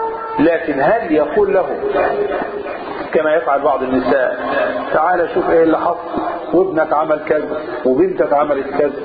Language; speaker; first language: Arabic; native; Arabic